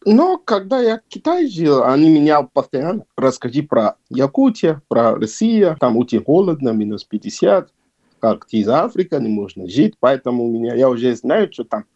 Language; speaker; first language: Russian; non-native, learner; Yoruba